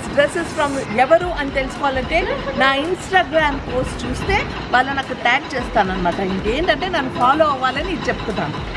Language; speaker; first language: Telugu; non-native, local second language; Urdu